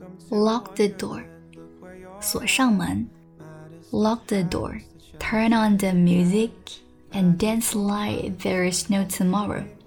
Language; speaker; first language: English; non-native, fluent; Chinese